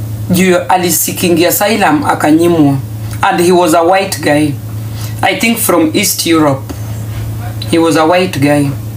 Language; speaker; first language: English; non-native, local second language; Luo (Kenya and Tanzania)